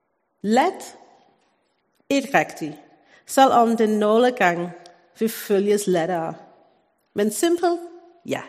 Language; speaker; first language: Danish; non-native, fluent; English